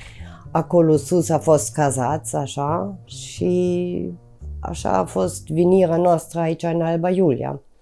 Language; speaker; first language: Romanian; non-native, fluent; German